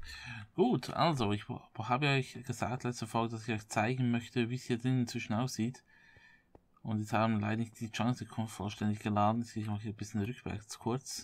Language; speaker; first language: German; native; German